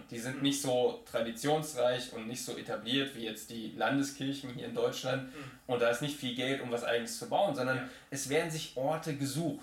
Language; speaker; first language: German; native; German